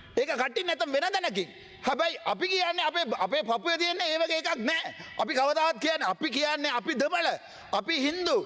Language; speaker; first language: Sinhala; non-native, local second language; Tamil